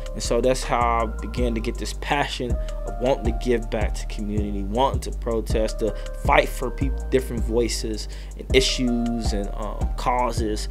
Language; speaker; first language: English; native; English